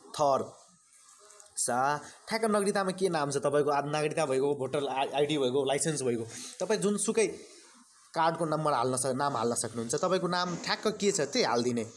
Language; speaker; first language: Nepali; non-native, local second language; Maithili